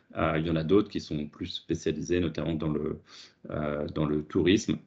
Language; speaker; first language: French; native; French